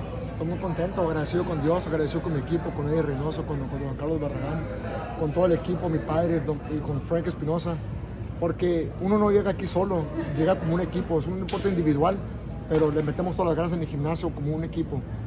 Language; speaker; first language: Spanish; native; Spanish